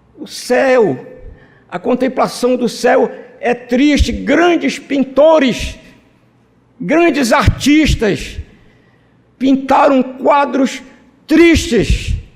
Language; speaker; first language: Portuguese; non-native, fluent; Spanish